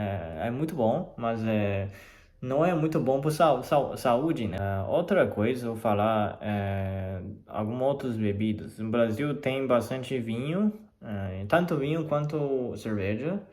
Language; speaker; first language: Portuguese; non-native, fluent; Chinese